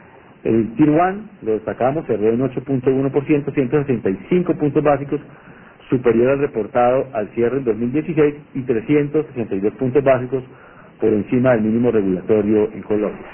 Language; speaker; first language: Spanish; native; Spanish